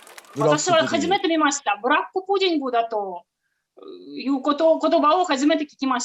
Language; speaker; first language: Japanese; non-native, fluent; Russian